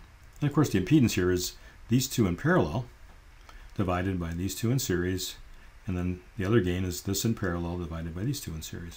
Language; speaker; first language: English; native; English